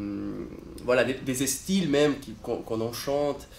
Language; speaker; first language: French; non-native, fluent; Portuguese